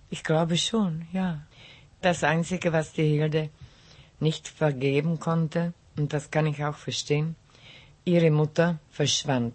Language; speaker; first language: German; non-native, local second language; Czech